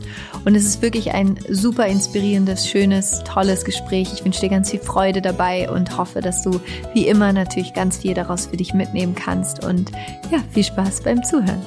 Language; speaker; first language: German; native; German